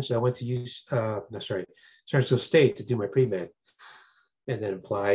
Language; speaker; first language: English; early bilingual, other home language; Cantonese